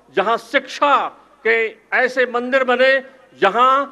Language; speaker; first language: Hindi; native; Hindi